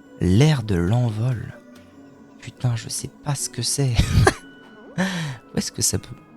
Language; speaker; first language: French; native; French